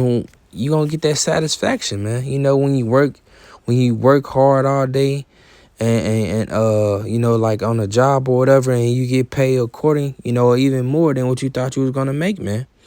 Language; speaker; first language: English; native; English